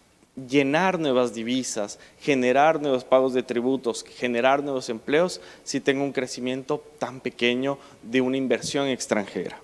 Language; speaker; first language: Spanish; native; Spanish